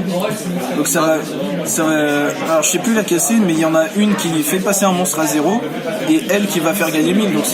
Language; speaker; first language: French; native; French